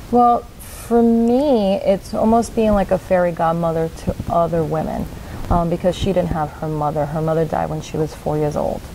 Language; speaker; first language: English; native; English